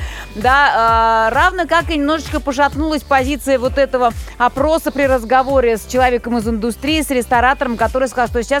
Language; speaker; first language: Russian; native; Russian